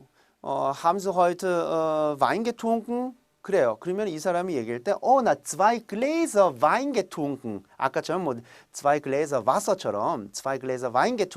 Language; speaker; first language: German; non-native, fluent; Korean